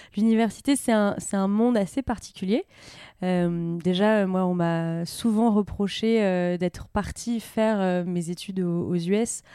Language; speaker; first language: French; native; French